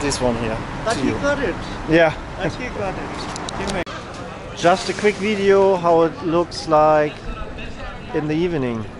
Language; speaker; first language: English; non-native, learner; German